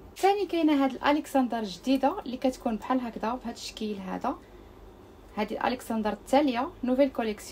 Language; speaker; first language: Arabic; native; Arabic